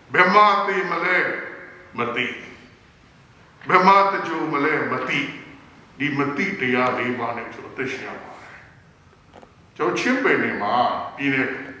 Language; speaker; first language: Burmese; non-native, local second language; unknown